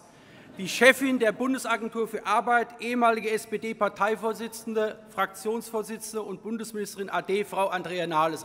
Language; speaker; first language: German; native; German